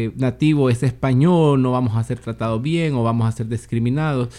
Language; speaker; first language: Spanish; native; Spanish